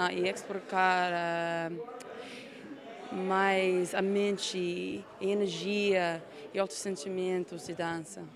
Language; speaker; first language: Portuguese; non-native, fluent; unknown